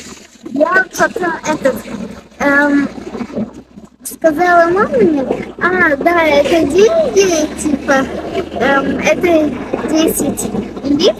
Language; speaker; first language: Russian; early bilingual, heritage; Russian